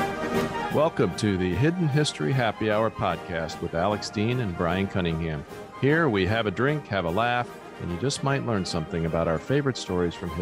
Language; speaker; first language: English; native; English